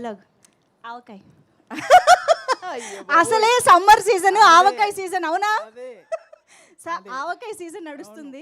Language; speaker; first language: Telugu; native; Telugu